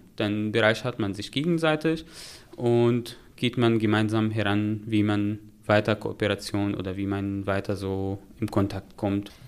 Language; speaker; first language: German; non-native, fluent; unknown